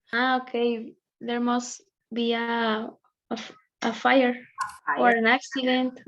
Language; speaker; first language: English; non-native, learner; Spanish